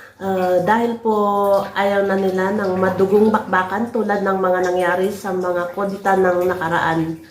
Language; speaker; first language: Filipino; native; Filipino